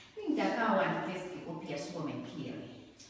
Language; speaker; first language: Finnish; non-native, learner; Akan